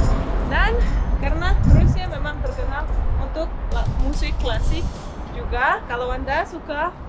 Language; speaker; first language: Indonesian; non-native, fluent; Russian